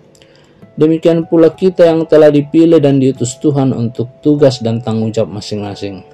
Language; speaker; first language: Indonesian; native; Indonesian